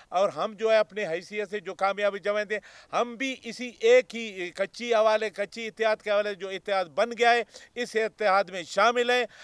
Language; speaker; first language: Urdu; non-native, local second language; Baluchi